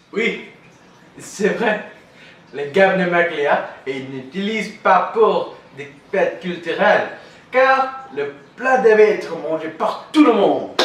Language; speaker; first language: French; non-native, learner; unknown